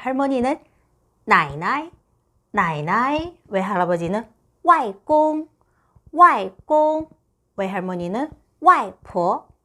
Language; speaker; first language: Korean; non-native, fluent; Chinese